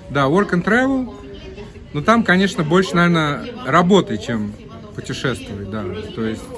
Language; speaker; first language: Russian; native; Russian